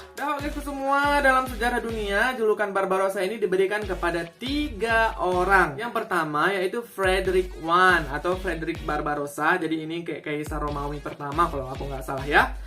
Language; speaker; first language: Indonesian; non-native, local second language; Achinese